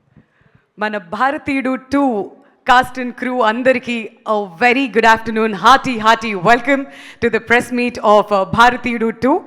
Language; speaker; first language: Telugu; native; Telugu